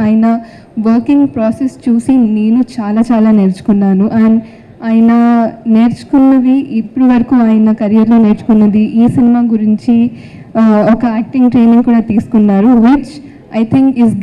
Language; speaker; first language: Telugu; non-native, fluent; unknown